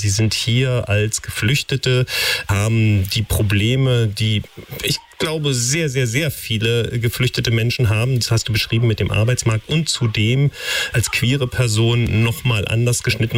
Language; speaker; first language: German; native; German